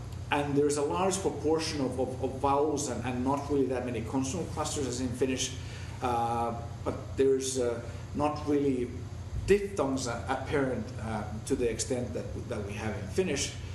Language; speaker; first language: English; non-native, fluent; Finnish